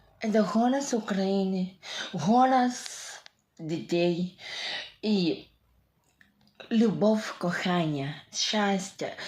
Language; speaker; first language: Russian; non-native, local second language; Ukrainian